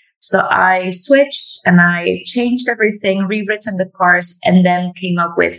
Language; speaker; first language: English; non-native, fluent; Dutch